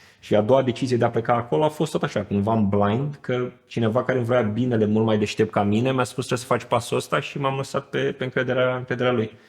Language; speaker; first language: Romanian; native; Romanian